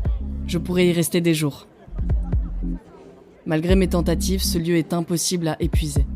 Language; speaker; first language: French; native; French